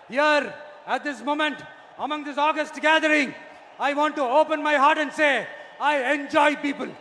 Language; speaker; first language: English; non-native, local second language; Tamil